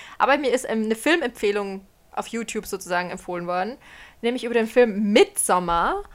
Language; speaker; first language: German; early bilingual, other home language; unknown